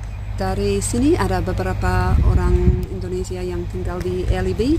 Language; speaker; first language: Indonesian; non-native, fluent; English